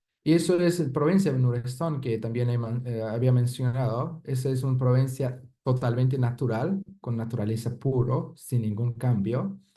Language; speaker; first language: Spanish; non-native, fluent; Persian